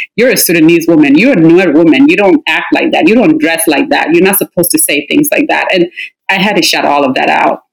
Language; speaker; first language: English; non-native, fluent; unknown